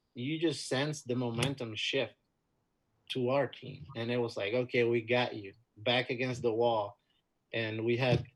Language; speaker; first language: English; non-native, fluent; Spanish